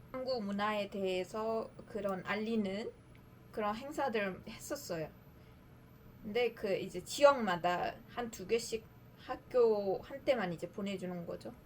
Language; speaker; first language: Korean; non-native, fluent; Uzbek